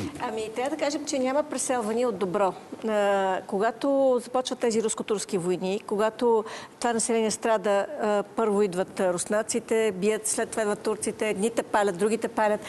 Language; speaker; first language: Bulgarian; native; Bulgarian